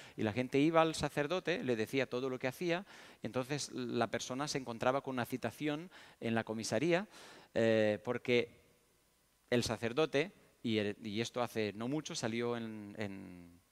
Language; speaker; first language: Spanish; early bilingual, other home language; Romanian